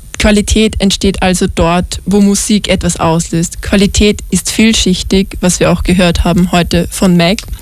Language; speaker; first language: German; native; German